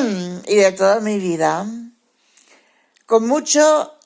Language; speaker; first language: Spanish; early bilingual, heritage; Spanish